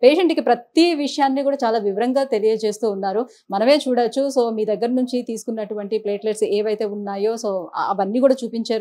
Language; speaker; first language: Telugu; native; Telugu